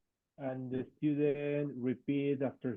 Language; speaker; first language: English; non-native, fluent; Spanish